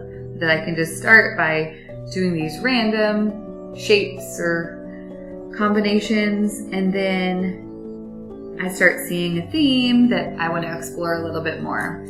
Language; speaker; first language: English; native; English